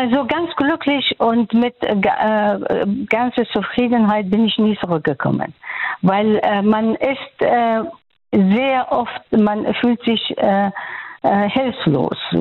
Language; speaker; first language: German; non-native, fluent; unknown